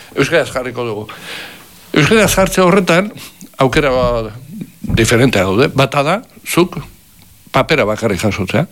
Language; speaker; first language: Basque; native; Basque